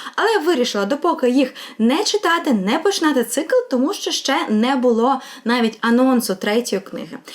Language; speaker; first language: Ukrainian; non-native, local second language; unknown